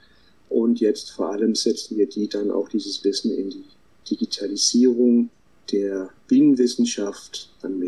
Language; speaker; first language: German; non-native, fluent; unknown